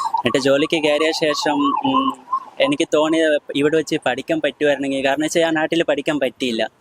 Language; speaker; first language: Malayalam; non-native, local second language; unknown